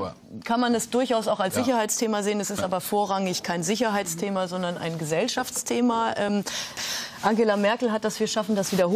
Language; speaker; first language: German; native; German